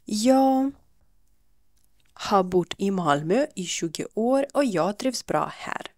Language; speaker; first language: Swedish; non-native, fluent; Ukrainian